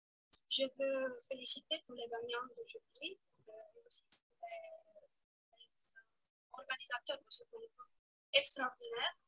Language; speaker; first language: French; non-native, fluent; Romanian